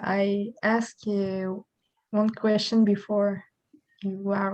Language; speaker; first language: English; non-native, learner; French